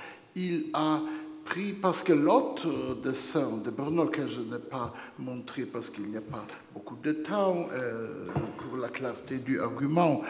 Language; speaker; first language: French; non-native, fluent; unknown